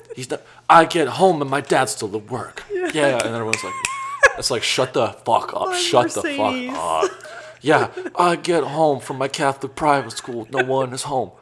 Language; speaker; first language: English; native; English